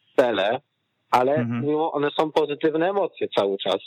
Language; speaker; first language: Polish; native; Polish